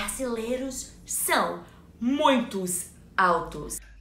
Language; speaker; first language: Portuguese; non-native, learner; English